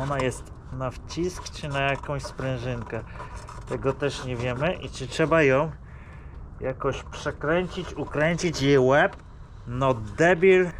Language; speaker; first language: Polish; native; Polish